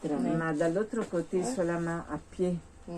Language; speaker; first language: French; non-native, learner; Italian